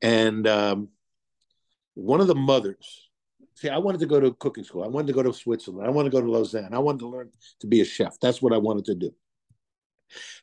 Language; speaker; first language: English; native; English